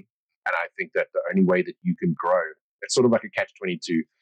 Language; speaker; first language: English; native; English